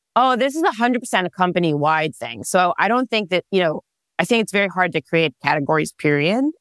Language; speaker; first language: English; non-native, fluent; Hebrew